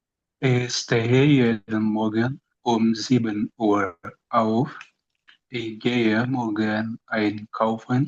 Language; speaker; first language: German; non-native, learner; Indonesian